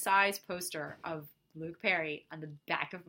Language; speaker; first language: English; early bilingual, other home language; Portuguese